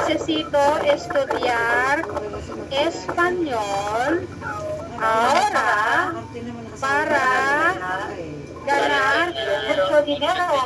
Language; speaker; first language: Spanish; non-native, learner; Filipino